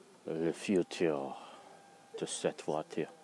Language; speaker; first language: French; non-native, learner; English